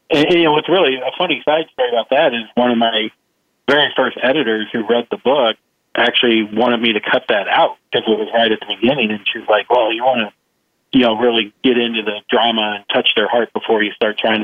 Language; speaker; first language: English; native; English